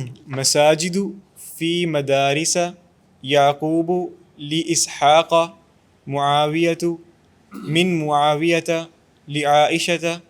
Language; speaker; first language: Arabic; non-native, learner; Urdu